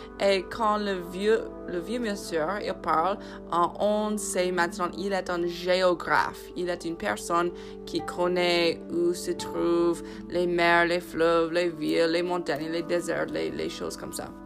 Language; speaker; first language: French; non-native, fluent; English